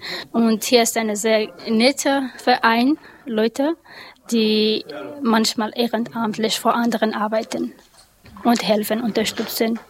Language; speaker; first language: German; non-native, learner; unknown